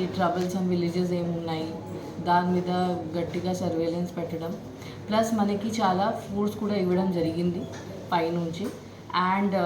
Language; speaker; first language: Telugu; non-native, fluent; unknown